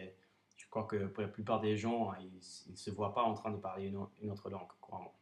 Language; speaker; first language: French; non-native, fluent; English